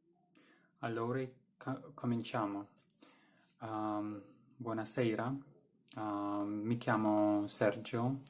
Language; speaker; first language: Italian; non-native, learner; Russian